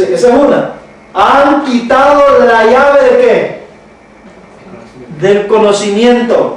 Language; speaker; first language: Spanish; native; Spanish